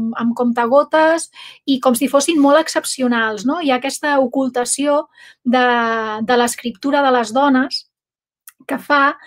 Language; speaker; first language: Catalan; non-native, local second language; Spanish